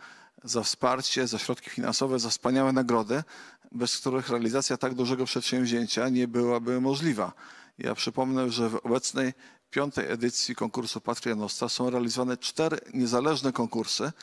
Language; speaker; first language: Polish; native; Polish